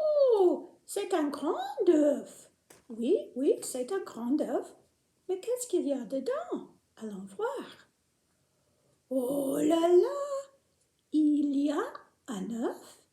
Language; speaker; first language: French; non-native, fluent; English